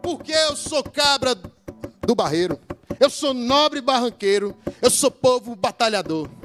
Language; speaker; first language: Portuguese; native; Portuguese